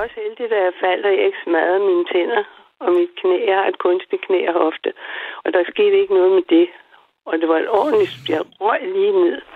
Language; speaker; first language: Danish; native; Danish